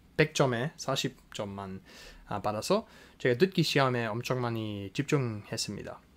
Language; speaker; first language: Korean; non-native, fluent; English